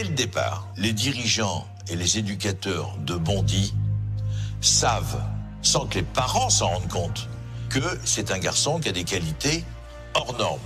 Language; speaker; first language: French; native; French